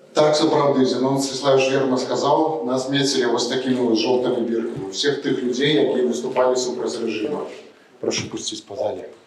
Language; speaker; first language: Belarusian; non-native, local second language; Russian